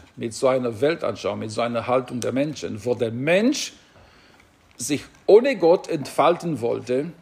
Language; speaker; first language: German; non-native, fluent; Romanian